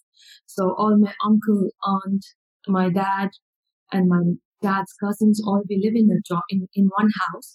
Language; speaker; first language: English; non-native, local second language; Tamil